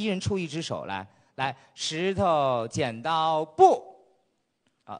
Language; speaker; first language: Chinese; native; Chinese